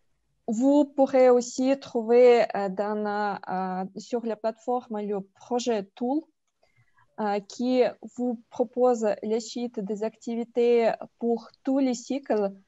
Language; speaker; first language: French; non-native, fluent; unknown